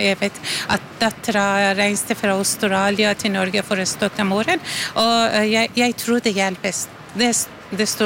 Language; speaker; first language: Norwegian; non-native, fluent; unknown